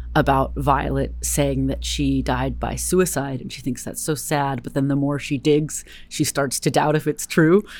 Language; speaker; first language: English; native; English